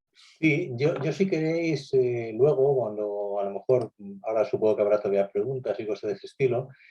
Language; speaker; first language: Spanish; native; Spanish